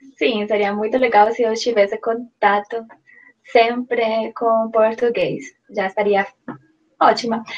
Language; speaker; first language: Portuguese; non-native, fluent; Spanish